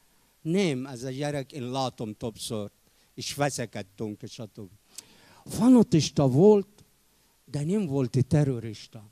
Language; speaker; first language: Hungarian; non-native, fluent; Arabic